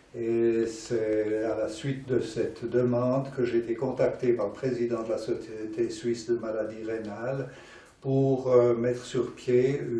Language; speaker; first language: French; native; French